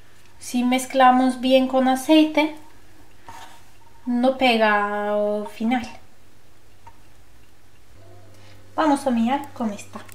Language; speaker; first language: Spanish; non-native, learner; Turkish